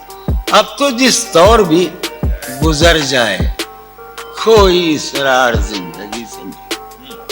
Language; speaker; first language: Urdu; native; Urdu